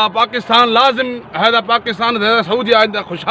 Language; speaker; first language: Arabic; non-native, learner; Sindhi